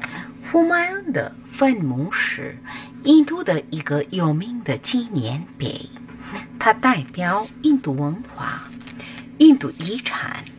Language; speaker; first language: Chinese; non-native, learner; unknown